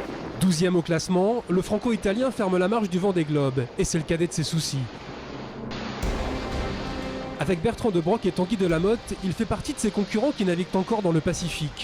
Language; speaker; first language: French; native; French